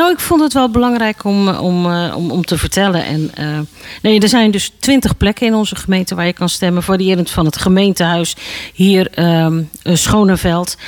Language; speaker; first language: Dutch; native; Dutch